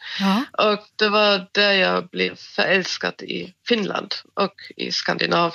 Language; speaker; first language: Swedish; non-native, fluent; German